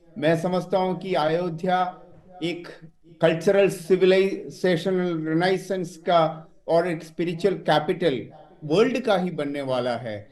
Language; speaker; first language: Hindi; non-native, local second language; Malayalam